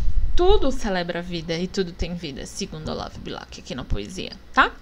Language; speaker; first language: Portuguese; native; Portuguese